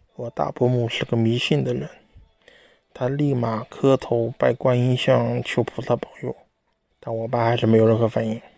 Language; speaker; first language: Chinese; native; Chinese